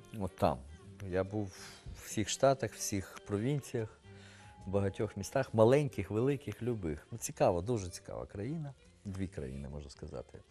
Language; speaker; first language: Ukrainian; native; Ukrainian